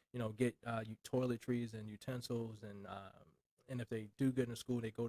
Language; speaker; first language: English; native; English